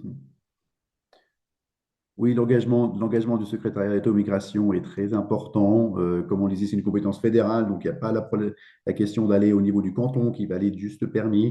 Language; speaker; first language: French; native; French